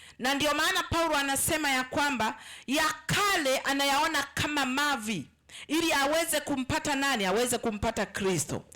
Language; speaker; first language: Swahili; native; Swahili